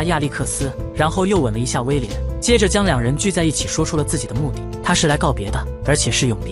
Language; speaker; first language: Chinese; native; Chinese